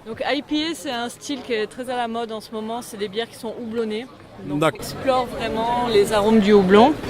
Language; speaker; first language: French; native; French